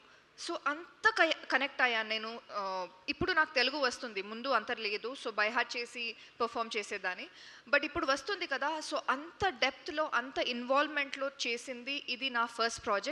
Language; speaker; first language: Telugu; non-native, fluent; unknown